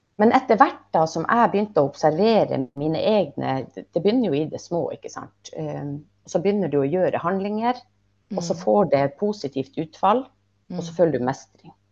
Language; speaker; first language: Norwegian; native; Norwegian